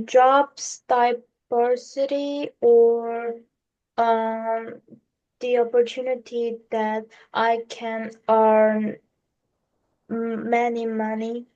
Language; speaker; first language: English; non-native, learner; Korean